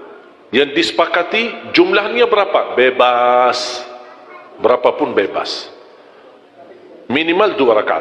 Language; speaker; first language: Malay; non-native, fluent; Arabic